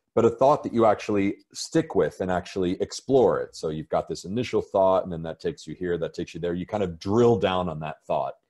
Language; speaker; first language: English; native; English